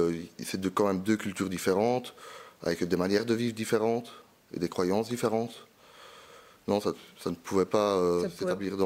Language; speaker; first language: French; native; French